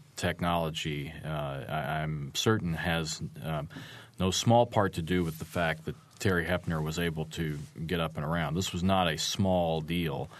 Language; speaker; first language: English; native; English